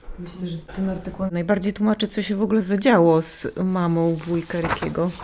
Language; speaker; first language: Polish; native; Polish